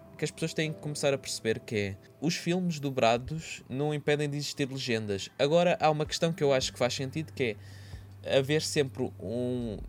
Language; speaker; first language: Portuguese; native; Portuguese